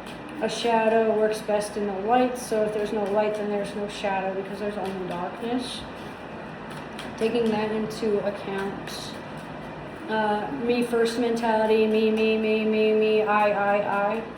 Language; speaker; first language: English; native; English